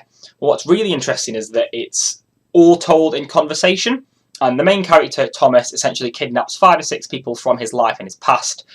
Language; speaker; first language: English; native; English